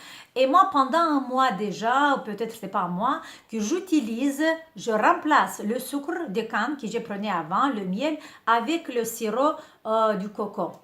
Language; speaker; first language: French; non-native, fluent; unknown